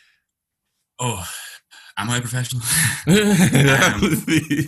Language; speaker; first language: English; native; English